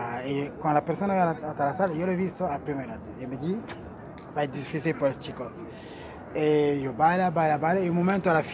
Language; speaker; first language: Spanish; non-native, learner; Portuguese